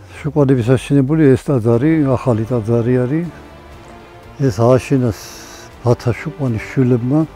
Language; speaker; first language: Georgian; non-native, local second language; Svan